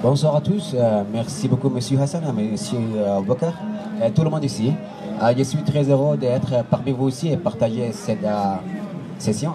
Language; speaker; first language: French; non-native, fluent; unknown